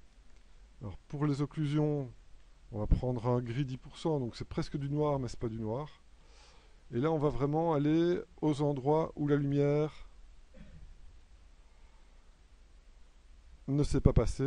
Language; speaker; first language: French; native; French